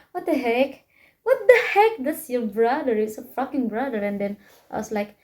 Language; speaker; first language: English; non-native, fluent; Indonesian